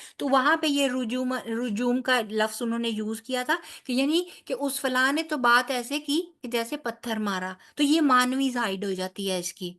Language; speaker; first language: Urdu; non-native, local second language; Punjabi